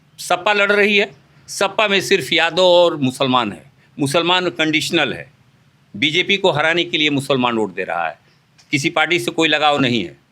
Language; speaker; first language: Hindi; native; Hindi